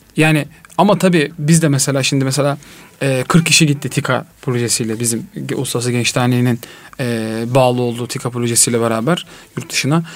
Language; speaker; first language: Turkish; native; Turkish